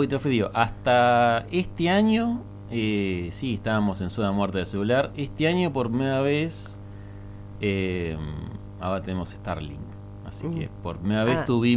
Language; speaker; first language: Spanish; native; Spanish